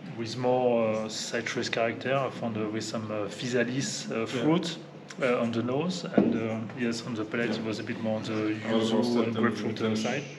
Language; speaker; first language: English; non-native, fluent; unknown